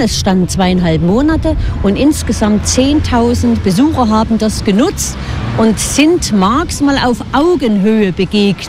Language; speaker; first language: German; native; German